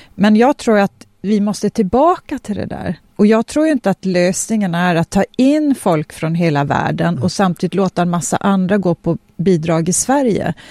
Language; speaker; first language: Swedish; early bilingual, other home language; Polish